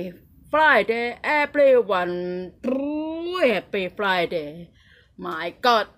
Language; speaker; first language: English; non-native, learner; Thai